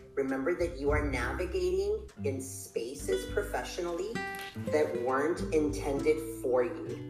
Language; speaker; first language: English; early bilingual, other home language; Spanish